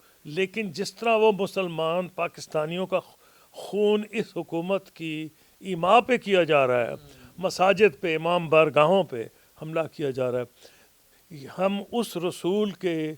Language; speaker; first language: Urdu; native; Urdu